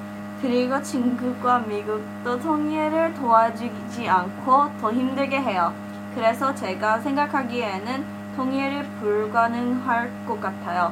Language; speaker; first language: Korean; early bilingual, heritage; English